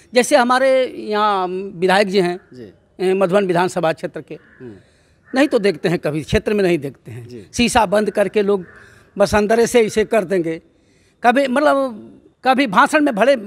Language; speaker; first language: Hindi; native; Hindi